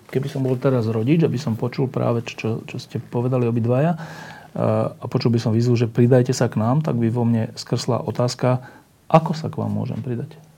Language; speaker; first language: Slovak; native; Slovak